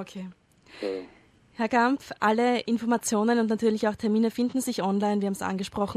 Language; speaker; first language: German; native; German